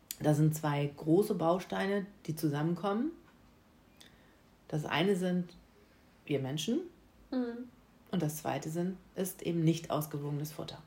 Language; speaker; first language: German; native; German